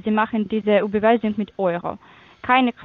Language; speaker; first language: German; non-native, fluent; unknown